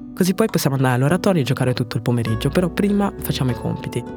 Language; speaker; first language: Italian; early bilingual, other home language; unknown